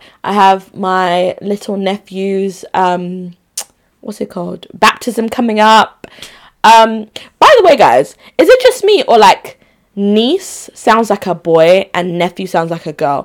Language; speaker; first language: English; non-native, local second language; Igbo